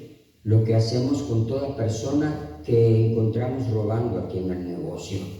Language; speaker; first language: Spanish; native; Spanish